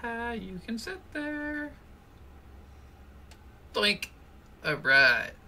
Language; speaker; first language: English; native; English